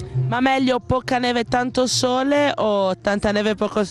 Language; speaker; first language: Italian; native; Italian